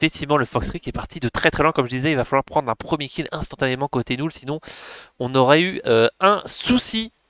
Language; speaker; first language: French; native; French